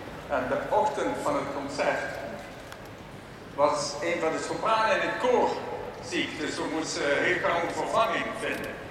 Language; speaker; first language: Dutch; native; Dutch